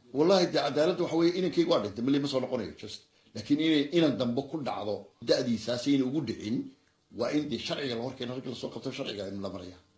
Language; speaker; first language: Somali; native; Somali